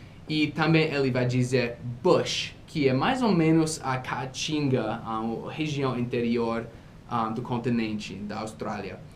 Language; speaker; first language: Portuguese; non-native, fluent; English